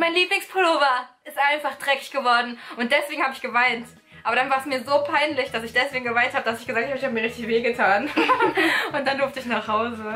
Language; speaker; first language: German; native; German